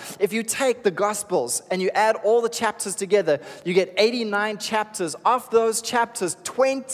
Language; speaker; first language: English; native; English